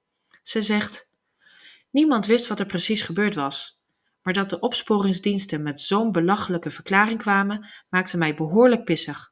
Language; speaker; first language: Dutch; native; Dutch